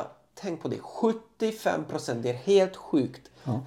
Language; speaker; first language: Swedish; non-native, fluent; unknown